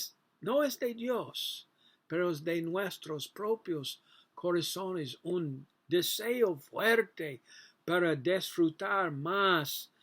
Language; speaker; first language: Spanish; non-native, learner; English